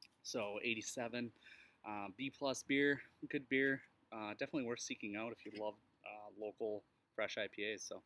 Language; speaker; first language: English; native; English